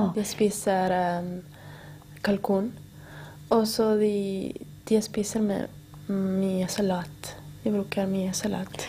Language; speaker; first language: Norwegian; non-native, learner; Spanish